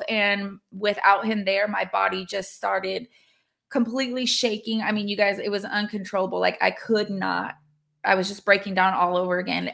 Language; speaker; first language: English; native; English